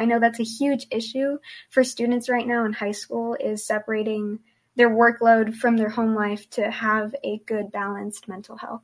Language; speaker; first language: English; early bilingual, other home language; Spanish